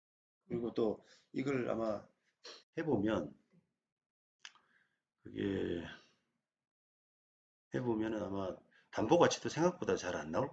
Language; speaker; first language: Korean; native; Korean